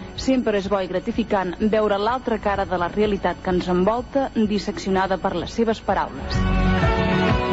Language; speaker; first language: Catalan; native; Catalan